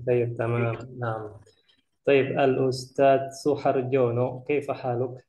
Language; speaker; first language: Arabic; non-native, fluent; Indonesian